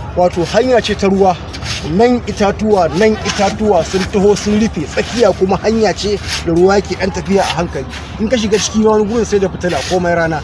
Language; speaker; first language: Hausa; non-native, local second language; Fula